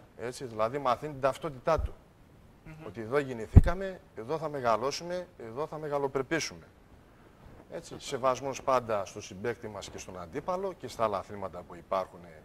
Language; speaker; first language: Greek; early bilingual, heritage; Greek